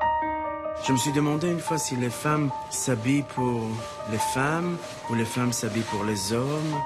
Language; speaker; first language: French; non-native, fluent; Hebrew